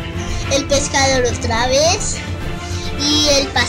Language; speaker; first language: Spanish; native; Spanish